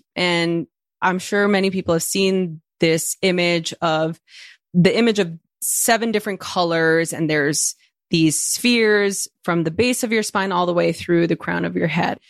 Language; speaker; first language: English; early bilingual, other home language; Spanish